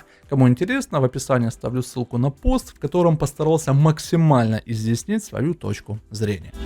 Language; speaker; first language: Russian; native; Russian